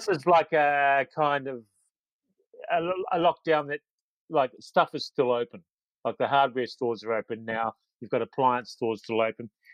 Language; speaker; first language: English; native; English